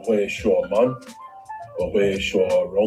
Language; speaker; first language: Chinese; non-native, learner; English